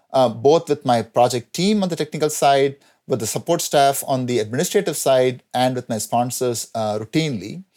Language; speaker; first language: English; non-native, local second language; Tamil